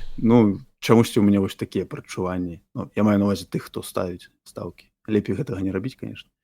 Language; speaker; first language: Belarusian; non-native, local second language; Russian